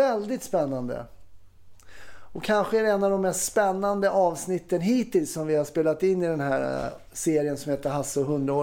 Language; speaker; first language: Swedish; native; Swedish